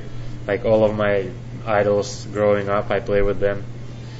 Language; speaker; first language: English; non-native, fluent; Finnish